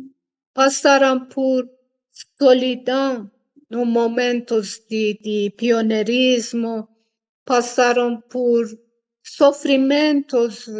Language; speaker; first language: Portuguese; non-native, fluent; Persian